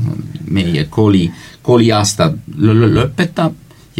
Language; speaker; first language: Estonian; non-native, learner; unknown